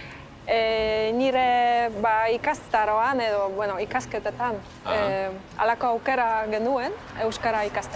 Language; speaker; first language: Basque; non-native, fluent; Polish